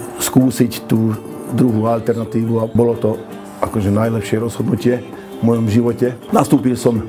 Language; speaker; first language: Slovak; non-native, local second language; Hungarian